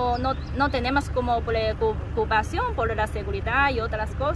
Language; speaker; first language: Spanish; non-native, learner; Chinese